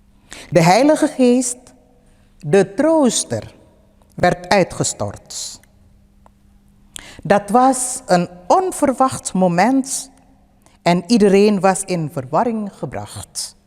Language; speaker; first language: Dutch; early bilingual, other home language; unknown